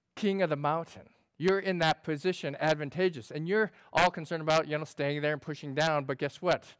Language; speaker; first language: English; native; English